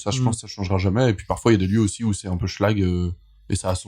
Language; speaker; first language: French; native; French